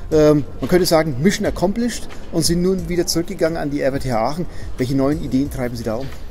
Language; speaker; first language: German; native; German